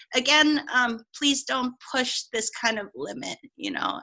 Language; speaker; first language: English; non-native, local second language; Cantonese